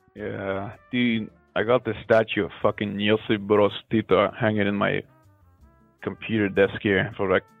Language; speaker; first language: English; non-native, fluent; Macedonian